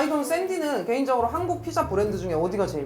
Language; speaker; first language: Korean; native; Korean